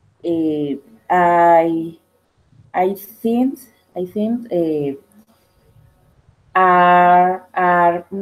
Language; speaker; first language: English; non-native, learner; Spanish